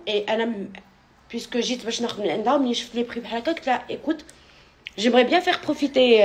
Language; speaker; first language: French; non-native, local second language; Arabic